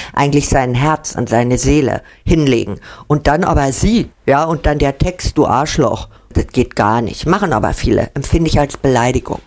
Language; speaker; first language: German; native; German